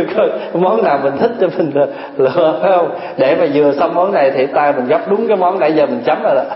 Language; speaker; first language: Vietnamese; early bilingual, other home language; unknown